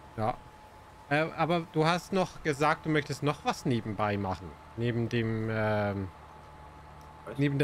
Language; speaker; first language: German; native; German